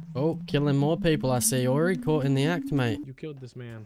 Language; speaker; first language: English; native; English